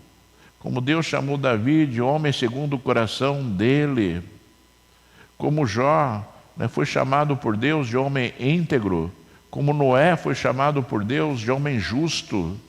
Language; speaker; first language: Portuguese; native; Portuguese